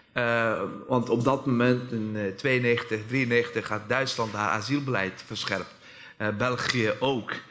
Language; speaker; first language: Dutch; non-native, fluent; Persian